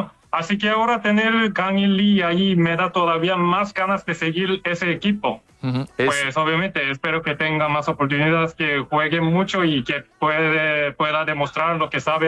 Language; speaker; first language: Spanish; non-native, learner; Korean